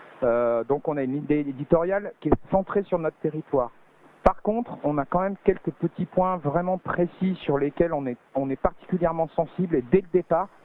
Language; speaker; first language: French; native; French